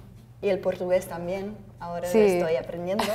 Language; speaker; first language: Spanish; non-native, fluent; Serbian